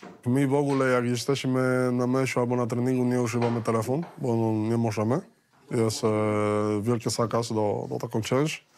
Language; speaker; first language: Polish; non-native, learner; Spanish